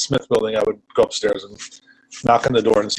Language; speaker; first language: English; native; English